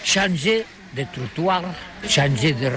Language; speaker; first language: French; non-native, learner; Catalan